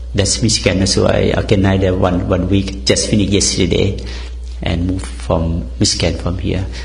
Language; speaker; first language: English; non-native, learner; Thai